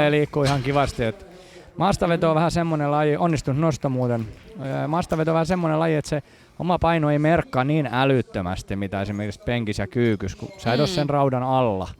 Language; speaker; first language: Finnish; native; Finnish